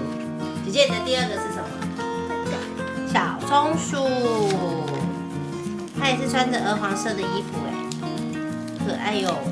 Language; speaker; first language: Chinese; native; Chinese